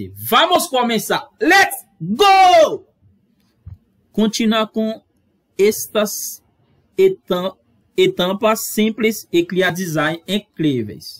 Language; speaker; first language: Portuguese; non-native, fluent; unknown